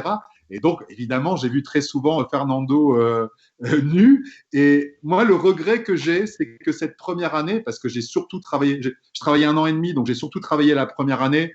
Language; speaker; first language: French; native; French